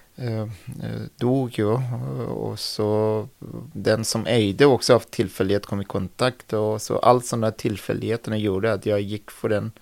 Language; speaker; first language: Swedish; non-native, fluent; Persian